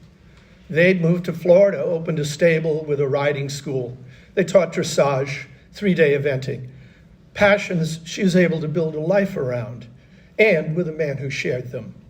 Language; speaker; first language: English; native; English